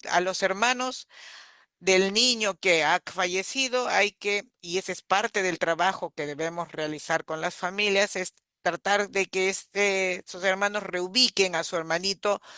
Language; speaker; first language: Spanish; native; Spanish